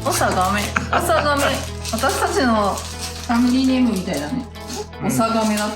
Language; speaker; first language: Japanese; native; Japanese